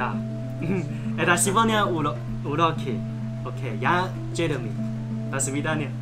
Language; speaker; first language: Russian; non-native, learner; Chinese